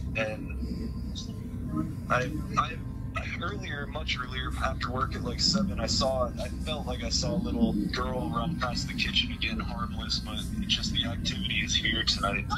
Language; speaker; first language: English; native; English